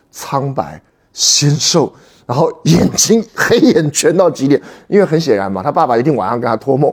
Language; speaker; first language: Chinese; native; Chinese